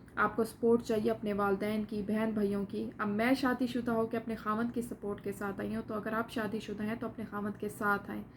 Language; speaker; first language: Urdu; non-native, local second language; Saraiki